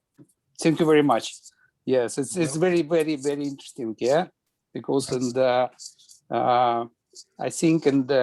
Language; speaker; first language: English; non-native, learner; Russian